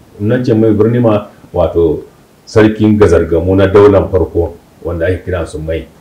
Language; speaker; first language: Hausa; non-native, local second language; Kanuri